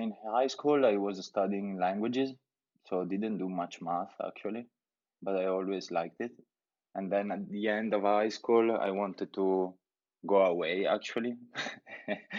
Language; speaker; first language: English; non-native, fluent; Italian